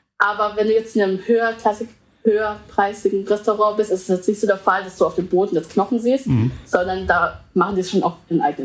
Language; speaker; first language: German; early bilingual, other home language; Vietnamese